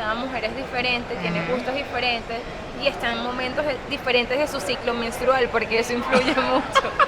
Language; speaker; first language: Spanish; native; Spanish